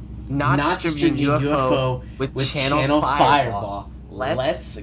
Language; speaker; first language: English; native; English